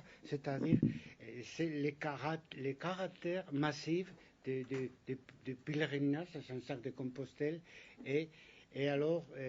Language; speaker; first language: French; non-native, fluent; Spanish